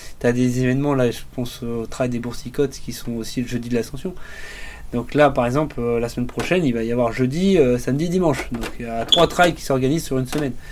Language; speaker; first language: French; native; French